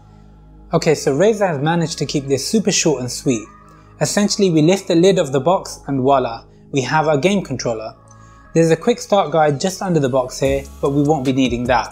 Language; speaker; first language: English; native; English